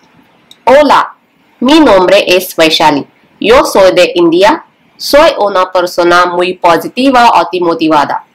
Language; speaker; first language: Spanish; non-native, learner; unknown